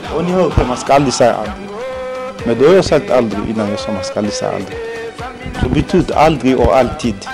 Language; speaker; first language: Swedish; non-native, fluent; Lingala